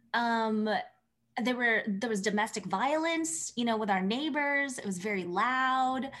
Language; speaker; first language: English; early bilingual, other home language; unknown